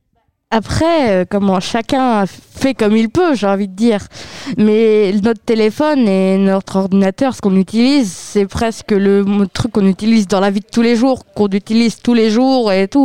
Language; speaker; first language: French; native; French